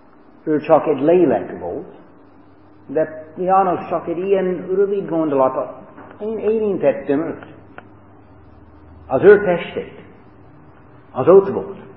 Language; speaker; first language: Hungarian; non-native, fluent; English